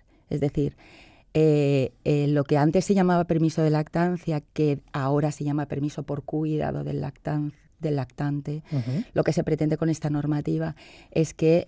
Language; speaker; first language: Spanish; native; Spanish